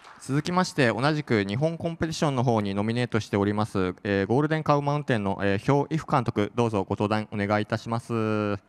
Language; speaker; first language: Japanese; native; Japanese